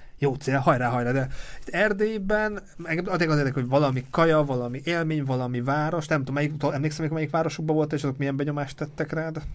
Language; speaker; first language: Hungarian; native; Hungarian